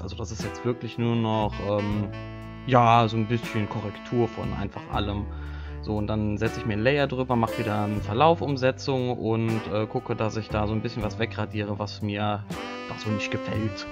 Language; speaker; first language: German; native; German